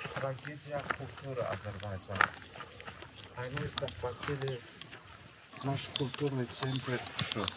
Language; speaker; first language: Russian; non-native, local second language; Azerbaijani